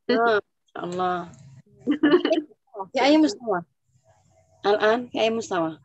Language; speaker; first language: Arabic; non-native, fluent; Indonesian